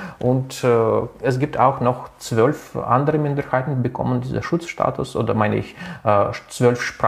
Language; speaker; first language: German; non-native, local second language; Russian